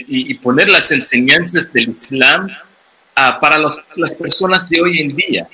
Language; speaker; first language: Spanish; native; Spanish